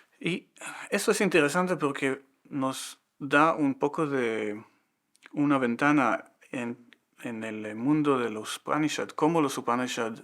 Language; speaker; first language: Spanish; non-native, fluent; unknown